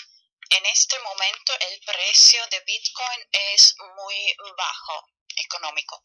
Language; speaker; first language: Spanish; non-native, fluent; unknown